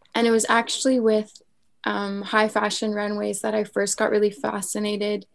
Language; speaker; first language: English; native; English